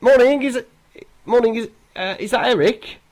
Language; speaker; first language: English; native; English